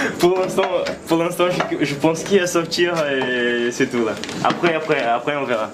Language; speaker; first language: French; non-native, fluent; Portuguese